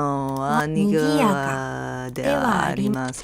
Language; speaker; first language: Japanese; non-native, learner; English